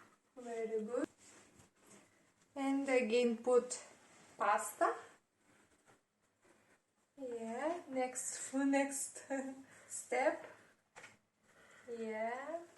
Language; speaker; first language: English; non-native, learner; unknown